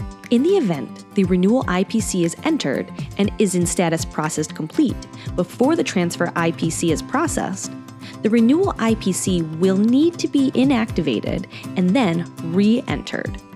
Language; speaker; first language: English; native; English